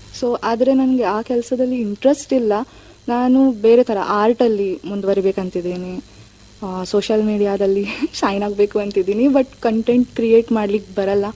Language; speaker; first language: Kannada; native; Kannada